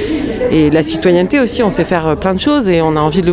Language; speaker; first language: French; native; French